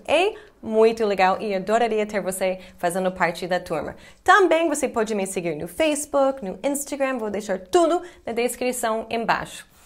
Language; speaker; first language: Portuguese; non-native, fluent; English